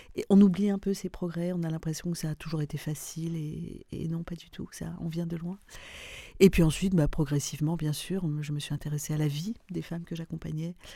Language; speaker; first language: French; non-native, local second language; Arabic